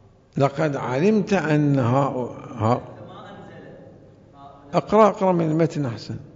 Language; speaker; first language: Arabic; native; Arabic